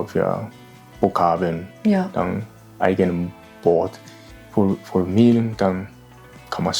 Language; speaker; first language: German; non-native, learner; Japanese